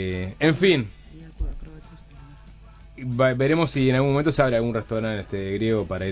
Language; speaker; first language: Spanish; native; Spanish